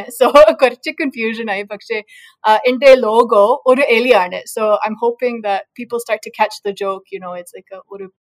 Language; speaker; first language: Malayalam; non-native, learner; English